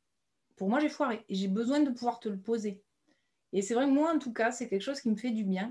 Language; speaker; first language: French; native; French